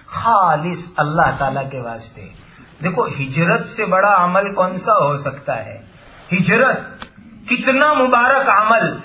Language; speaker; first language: Urdu; non-native, local second language; Gujarati